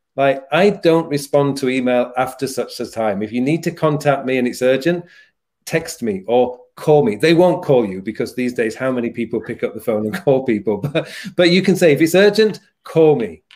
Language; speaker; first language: English; native; English